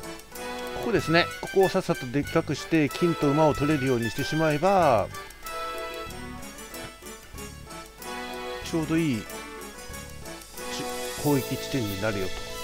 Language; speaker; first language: Japanese; native; Japanese